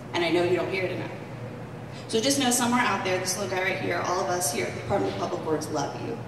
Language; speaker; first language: English; native; English